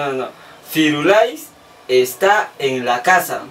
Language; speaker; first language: Spanish; native; Spanish